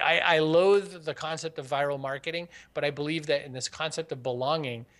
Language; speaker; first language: English; native; English